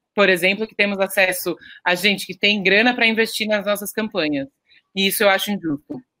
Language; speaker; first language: Portuguese; native; Portuguese